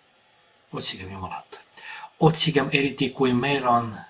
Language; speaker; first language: Estonian; non-native, fluent; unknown